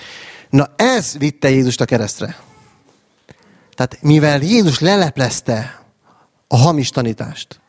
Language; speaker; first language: Hungarian; native; Hungarian